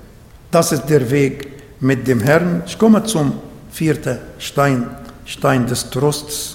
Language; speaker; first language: German; non-native, learner; Arabic